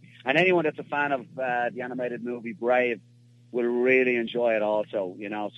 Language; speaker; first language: English; native; English